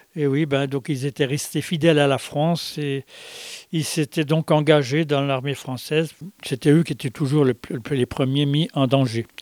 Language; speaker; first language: French; native; French